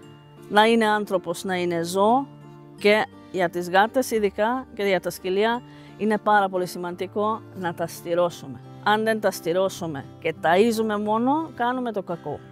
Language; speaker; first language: Greek; non-native, fluent; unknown